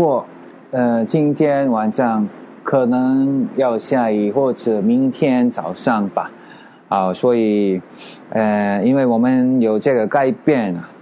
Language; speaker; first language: Chinese; non-native, learner; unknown